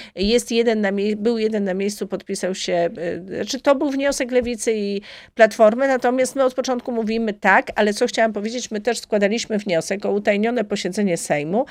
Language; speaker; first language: Polish; native; Polish